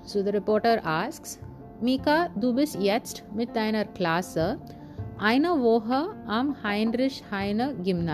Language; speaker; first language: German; non-native, fluent; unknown